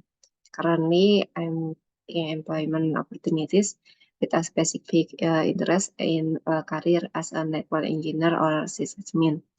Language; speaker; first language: English; non-native, learner; Indonesian